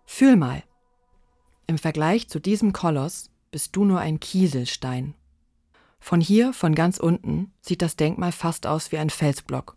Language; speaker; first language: German; native; German